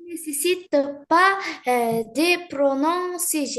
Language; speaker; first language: French; non-native, learner; Arabic